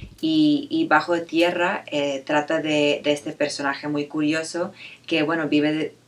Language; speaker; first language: Spanish; non-native, fluent; Bulgarian